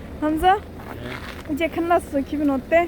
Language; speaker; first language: Korean; non-native, learner; Turkish